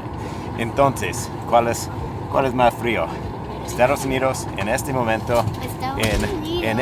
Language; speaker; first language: Spanish; non-native, fluent; English